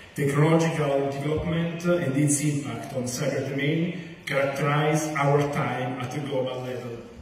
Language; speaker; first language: English; non-native, fluent; Italian